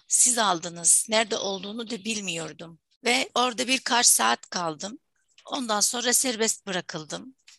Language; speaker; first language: Turkish; non-native, fluent; Arabic